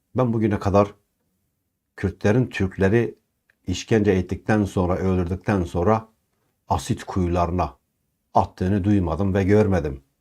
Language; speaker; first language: Turkish; non-native, local second language; Kurdish